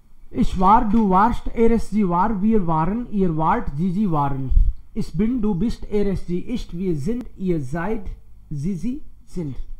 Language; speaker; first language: German; non-native, fluent; Hindi